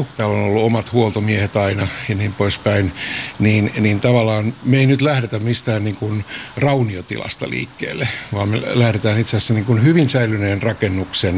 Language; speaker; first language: Finnish; native; Finnish